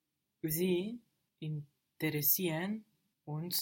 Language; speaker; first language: German; non-native, learner; English